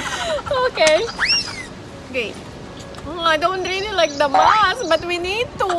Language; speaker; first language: English; non-native, fluent; Filipino